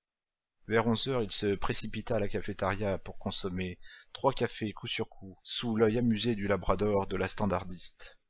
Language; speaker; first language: French; native; French